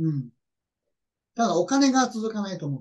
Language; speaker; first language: Japanese; native; Japanese